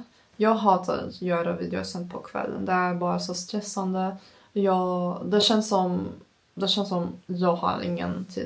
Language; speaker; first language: Swedish; non-native, learner; Turkish